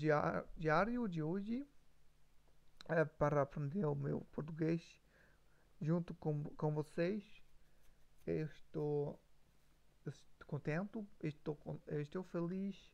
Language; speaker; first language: Portuguese; non-native, learner; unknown